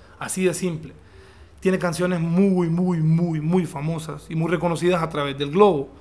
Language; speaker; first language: Spanish; native; Spanish